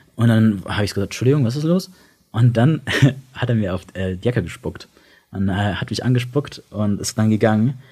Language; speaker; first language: German; early bilingual, other home language; Italian